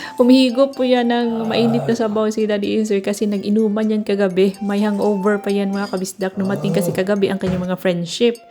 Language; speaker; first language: Filipino; non-native, local second language; Cebuano